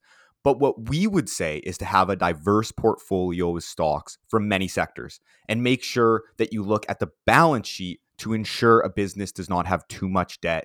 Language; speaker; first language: English; native; English